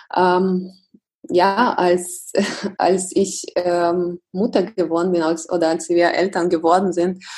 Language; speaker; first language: German; non-native, fluent; Russian